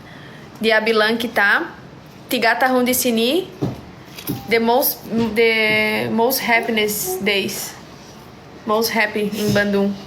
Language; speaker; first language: Indonesian; non-native, learner; Portuguese